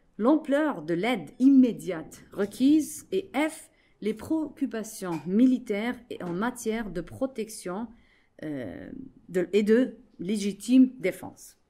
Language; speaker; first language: French; non-native, local second language; Arabic